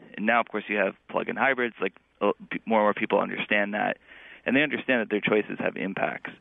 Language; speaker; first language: English; native; English